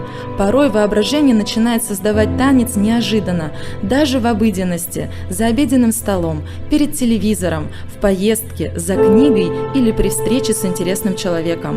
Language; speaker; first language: Russian; native; Russian